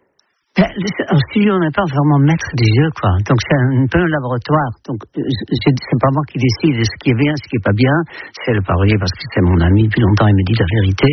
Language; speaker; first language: French; non-native, fluent; Dutch